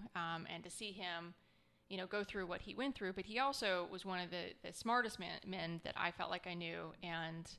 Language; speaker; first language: English; native; English